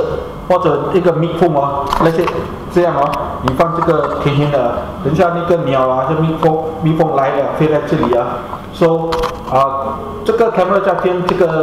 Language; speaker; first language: Chinese; native; Chinese